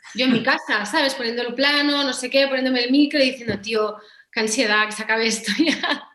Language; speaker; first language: Spanish; native; Spanish